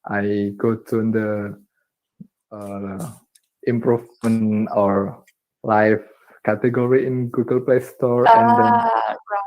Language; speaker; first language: English; non-native, learner; Indonesian